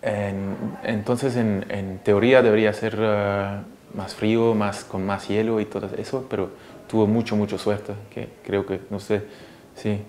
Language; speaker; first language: Spanish; early bilingual, heritage; Spanish